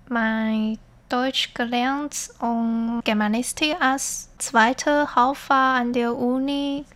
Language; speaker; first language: German; non-native, fluent; Chinese